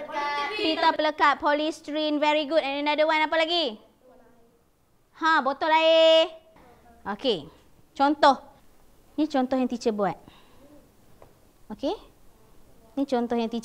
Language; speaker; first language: Malay; native; Malay